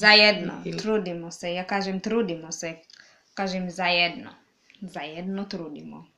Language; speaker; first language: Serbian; non-native, learner; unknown